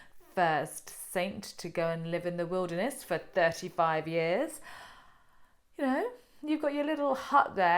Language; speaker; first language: English; native; English